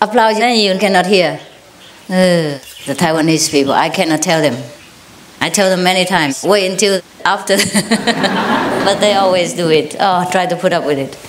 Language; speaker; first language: English; non-native, fluent; Vietnamese